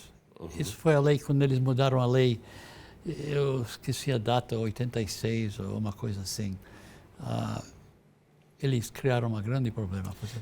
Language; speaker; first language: Portuguese; non-native, fluent; English